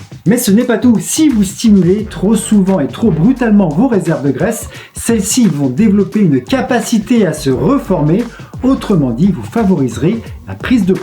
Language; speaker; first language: French; native; French